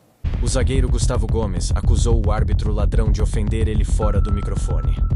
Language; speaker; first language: Portuguese; native; Portuguese